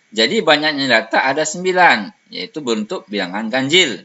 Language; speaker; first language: Indonesian; native; Indonesian